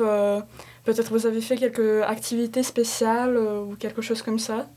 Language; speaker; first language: French; non-native, fluent; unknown